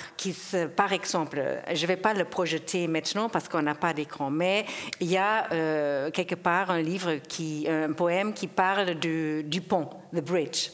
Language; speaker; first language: French; non-native, fluent; German